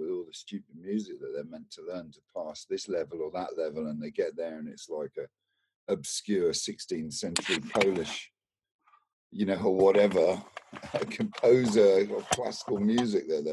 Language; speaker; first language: English; native; English